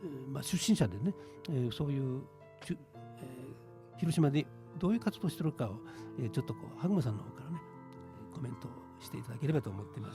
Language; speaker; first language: Japanese; native; Japanese